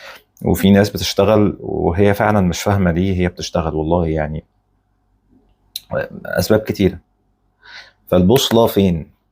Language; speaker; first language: Arabic; native; Arabic